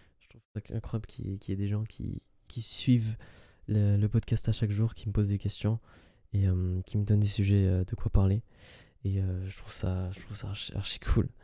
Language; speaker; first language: French; early bilingual, other home language; Arabic